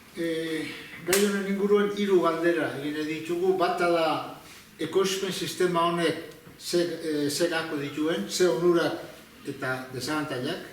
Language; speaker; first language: Basque; native; Basque